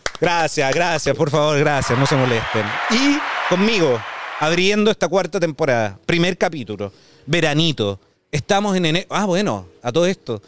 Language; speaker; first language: Spanish; native; Spanish